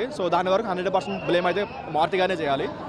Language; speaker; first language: Telugu; native; Telugu